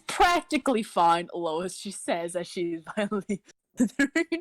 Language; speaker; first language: English; native; English